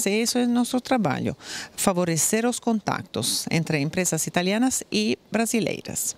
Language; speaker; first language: Portuguese; non-native, fluent; Italian